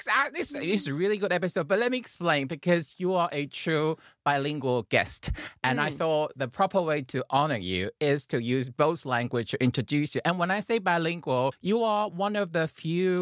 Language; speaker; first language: English; non-native, fluent; Chinese